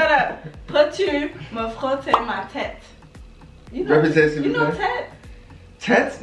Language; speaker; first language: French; non-native, learner; English